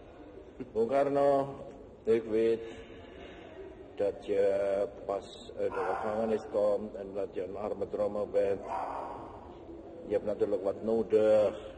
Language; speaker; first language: Dutch; non-native, fluent; Indonesian